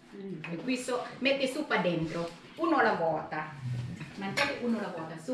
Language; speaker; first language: Italian; non-native, learner; Thai